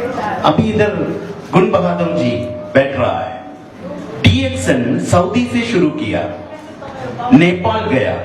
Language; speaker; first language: Hindi; non-native, fluent; Bangla